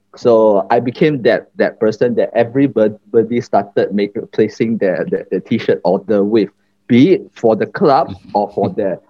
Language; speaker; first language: English; non-native, local second language; Chinese